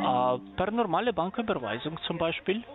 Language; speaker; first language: German; non-native, fluent; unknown